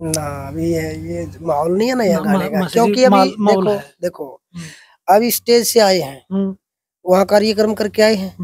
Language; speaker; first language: Hindi; native; Hindi